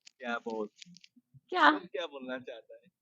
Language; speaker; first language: Hindi; non-native, learner; Bangla